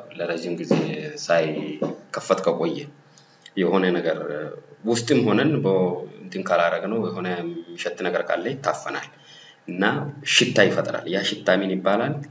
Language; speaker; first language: Amharic; non-native, local second language; Oromo